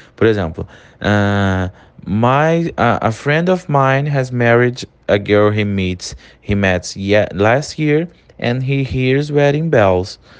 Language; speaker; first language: English; non-native, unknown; Portuguese